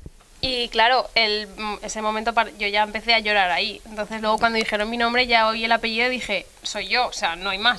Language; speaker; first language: Spanish; native; Spanish